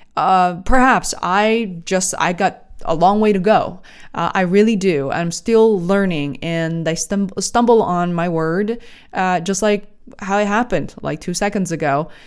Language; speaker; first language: English; non-native, fluent; Chinese